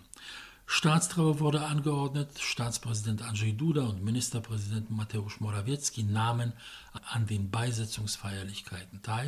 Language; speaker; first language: German; non-native, fluent; Polish